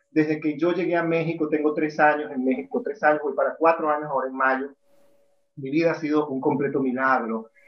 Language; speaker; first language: Spanish; native; Spanish